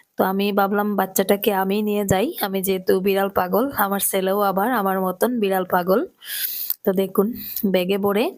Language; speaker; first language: Bangla; native; Bangla